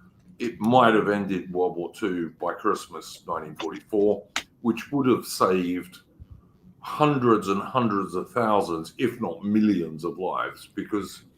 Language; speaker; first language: English; native; English